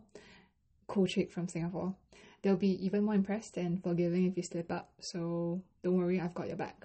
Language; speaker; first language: English; non-native, local second language; Chinese